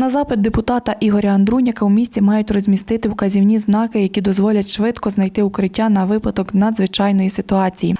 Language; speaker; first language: Ukrainian; native; Ukrainian